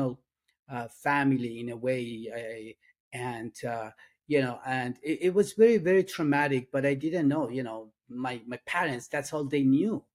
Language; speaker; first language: English; non-native, fluent; Persian